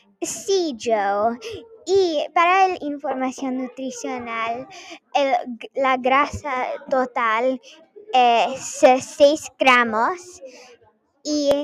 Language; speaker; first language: Spanish; non-native, learner; English